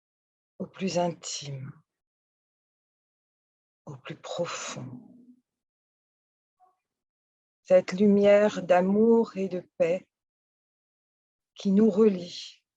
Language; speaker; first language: French; native; French